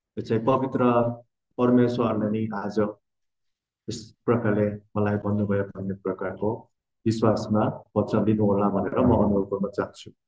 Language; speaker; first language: Nepali; non-native, fluent; Korean